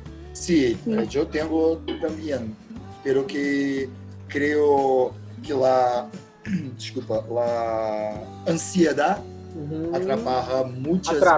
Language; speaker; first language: Spanish; non-native, learner; Portuguese